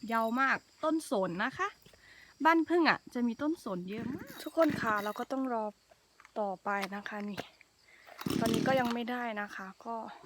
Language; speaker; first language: Thai; non-native, local second language; S'gaw Karen